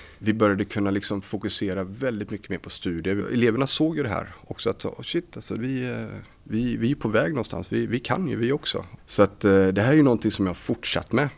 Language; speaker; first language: Swedish; native; Swedish